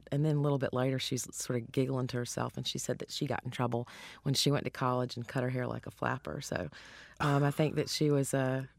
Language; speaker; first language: English; native; English